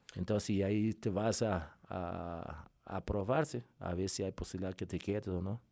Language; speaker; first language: Spanish; non-native, fluent; Portuguese